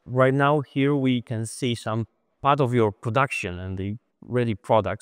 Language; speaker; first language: English; non-native, fluent; Polish